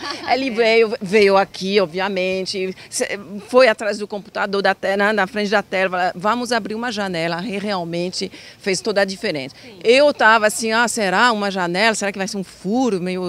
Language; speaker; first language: Portuguese; non-native, fluent; French